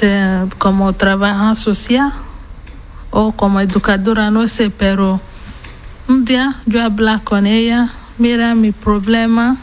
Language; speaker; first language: Spanish; non-native, learner; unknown